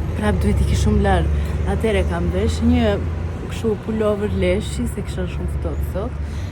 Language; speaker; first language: Albanian; early bilingual, heritage; Albanian